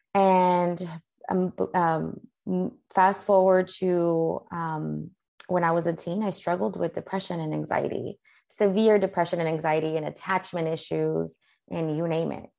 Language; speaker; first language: English; early bilingual, other home language; Spanish